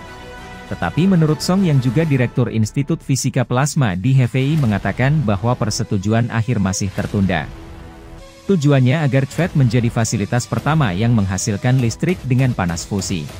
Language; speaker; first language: Indonesian; native; Indonesian